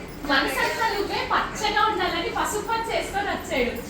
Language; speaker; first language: Telugu; native; Telugu